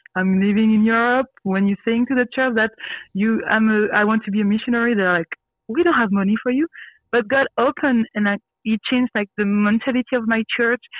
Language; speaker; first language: English; non-native, learner; French